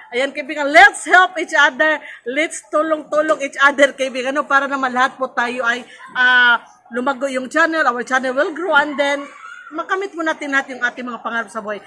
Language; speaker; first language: Filipino; non-native, local second language; Cebuano